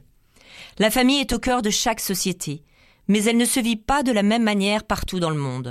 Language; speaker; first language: French; native; French